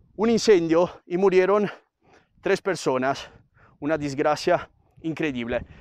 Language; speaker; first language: Spanish; non-native, fluent; Italian